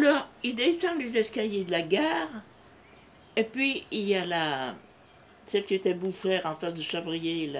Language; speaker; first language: French; native; French